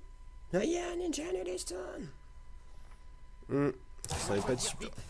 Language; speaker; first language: French; native; French